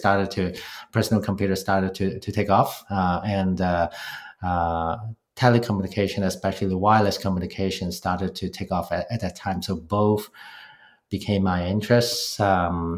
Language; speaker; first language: English; non-native, local second language; Cantonese